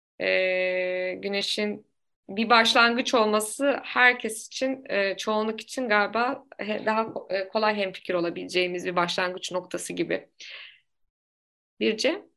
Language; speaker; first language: Turkish; native; Turkish